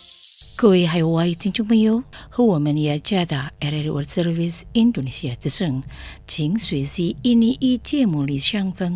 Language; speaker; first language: Chinese; non-native, learner; Indonesian